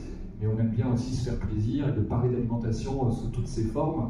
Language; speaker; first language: French; native; French